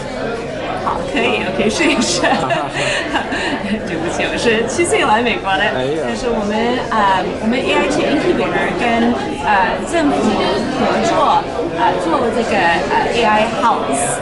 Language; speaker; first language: Chinese; early bilingual, heritage; Chinese